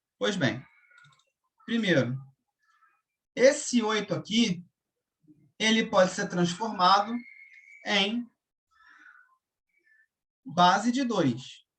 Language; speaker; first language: Portuguese; native; Portuguese